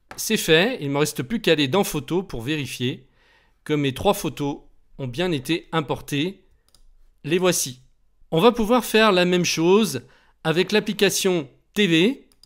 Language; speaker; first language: French; native; French